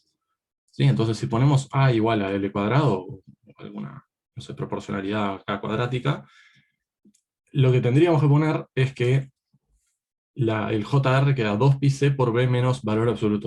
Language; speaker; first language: Spanish; native; Spanish